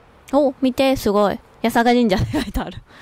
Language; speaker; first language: Japanese; non-native, fluent; Chinese